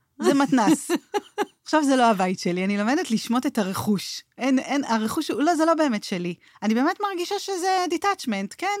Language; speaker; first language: Hebrew; native; Hebrew